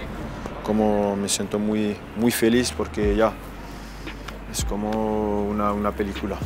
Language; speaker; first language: Spanish; non-native, fluent; French